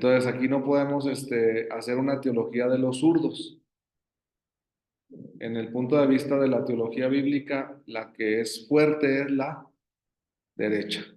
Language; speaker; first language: Spanish; native; Spanish